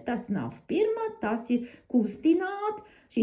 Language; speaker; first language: Latvian; non-native, learner; Russian